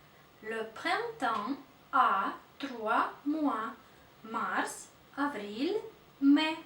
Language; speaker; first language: French; non-native, fluent; Russian